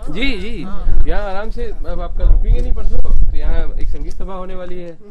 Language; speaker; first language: Hindi; native; Hindi